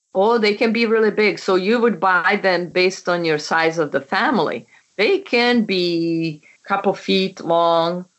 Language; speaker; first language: English; non-native, fluent; Czech